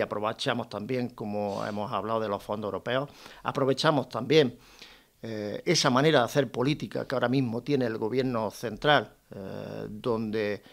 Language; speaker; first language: Spanish; native; Spanish